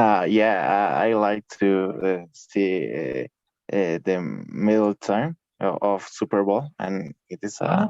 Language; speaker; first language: English; non-native, learner; Spanish